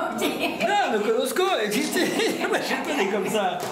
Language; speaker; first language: French; native; French